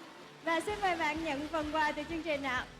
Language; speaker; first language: Vietnamese; native; Vietnamese